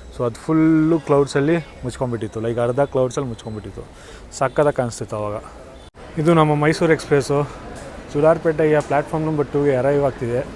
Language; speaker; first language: Kannada; non-native, local second language; Hindi